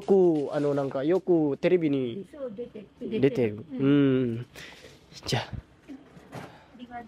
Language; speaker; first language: Japanese; non-native, learner; Indonesian